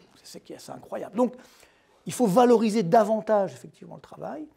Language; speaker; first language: French; native; French